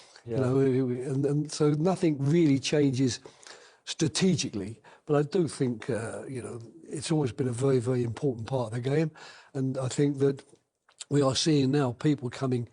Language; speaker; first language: English; native; English